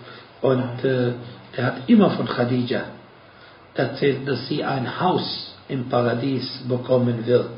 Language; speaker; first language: German; non-native, fluent; Arabic